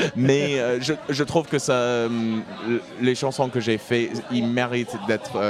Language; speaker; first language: French; non-native, fluent; English